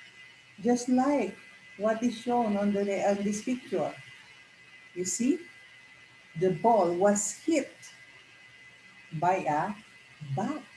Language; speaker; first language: English; non-native, local second language; Filipino